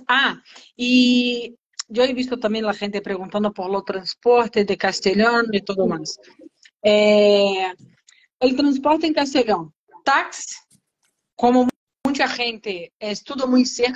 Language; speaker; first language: Spanish; non-native, learner; Portuguese